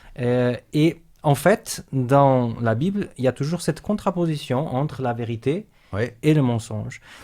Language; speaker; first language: French; non-native, fluent; Portuguese